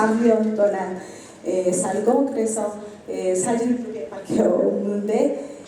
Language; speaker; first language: Korean; non-native, learner; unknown